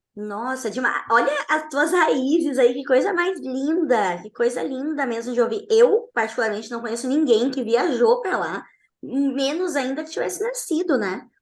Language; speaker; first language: Portuguese; native; Portuguese